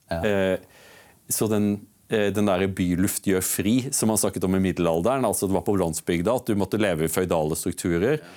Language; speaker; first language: Norwegian; native; Norwegian